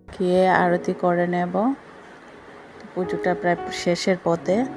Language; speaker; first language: Bangla; native; Bangla